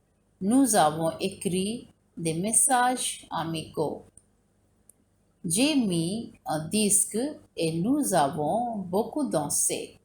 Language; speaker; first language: French; non-native, fluent; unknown